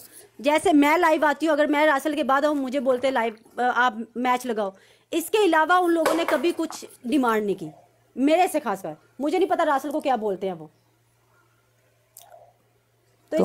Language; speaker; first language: Hindi; non-native, learner; Bangla